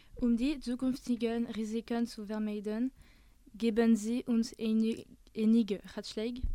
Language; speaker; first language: German; non-native, learner; French